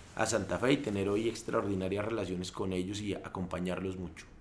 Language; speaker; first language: Spanish; native; Spanish